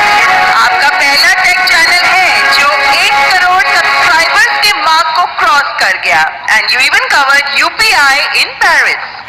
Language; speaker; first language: Hindi; native; Hindi